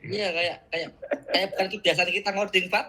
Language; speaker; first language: Indonesian; native; Indonesian